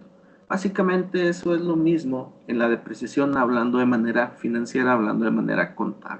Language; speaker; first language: Spanish; native; Spanish